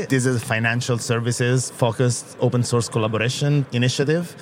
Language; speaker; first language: English; non-native, fluent; Italian